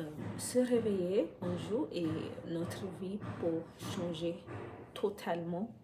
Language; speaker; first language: French; non-native, fluent; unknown